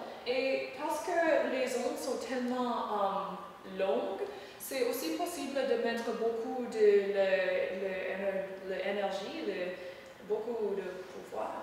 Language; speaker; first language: French; non-native, learner; English